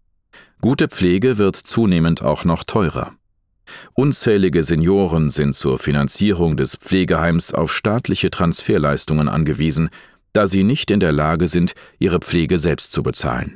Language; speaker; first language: German; native; German